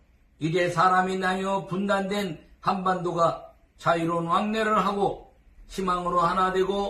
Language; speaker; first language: Korean; native; Korean